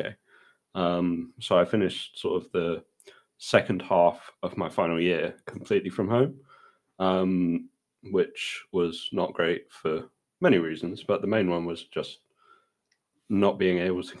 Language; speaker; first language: English; native; English